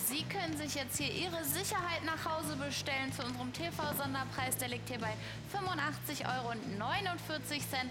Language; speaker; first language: German; native; German